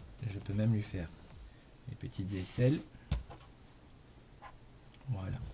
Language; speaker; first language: French; native; French